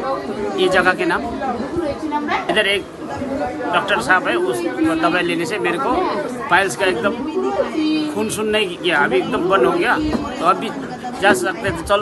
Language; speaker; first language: Hindi; non-native, local second language; Nepali